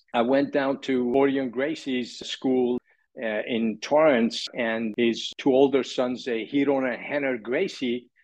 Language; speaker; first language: English; early bilingual, other home language; Persian